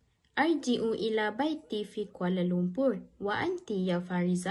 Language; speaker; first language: Arabic; non-native, learner; Malay